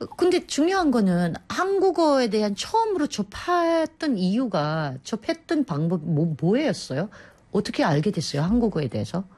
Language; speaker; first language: Korean; non-native, fluent; Filipino